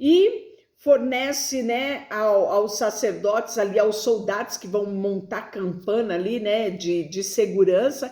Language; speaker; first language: Portuguese; native; Portuguese